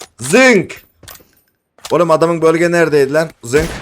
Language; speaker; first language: Turkish; native; Turkish